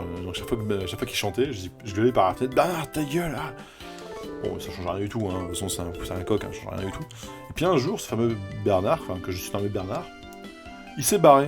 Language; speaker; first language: French; native; French